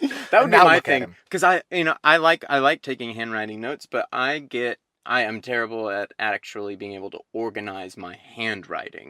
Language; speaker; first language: English; native; English